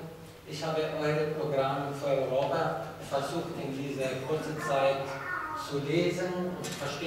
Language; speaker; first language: German; non-native, fluent; Italian